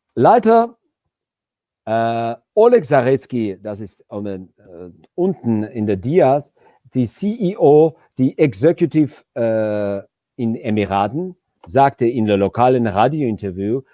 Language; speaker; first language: German; non-native, fluent; Georgian